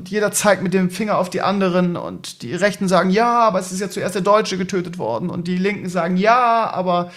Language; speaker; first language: German; native; German